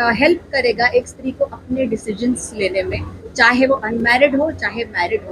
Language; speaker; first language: Hindi; non-native, local second language; Marathi